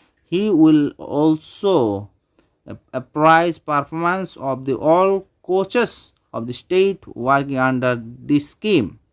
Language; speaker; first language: English; non-native, local second language; Bangla